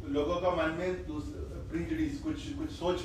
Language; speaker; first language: Hindi; non-native, fluent; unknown